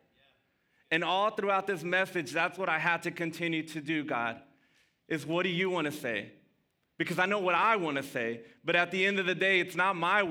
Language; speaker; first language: English; early bilingual, other home language; Spanish